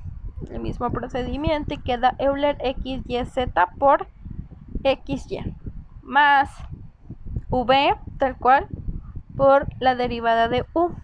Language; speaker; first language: Spanish; native; Spanish